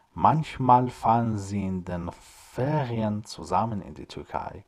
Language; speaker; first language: German; non-native, fluent; Persian